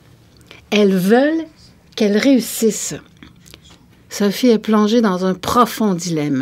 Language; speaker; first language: French; native; French